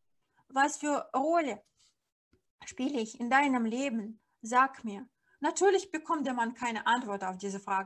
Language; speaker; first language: German; non-native, fluent; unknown